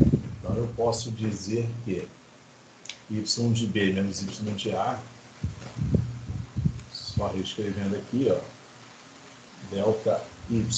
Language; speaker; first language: Portuguese; native; Portuguese